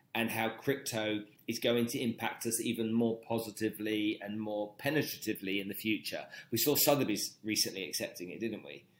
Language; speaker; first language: English; native; English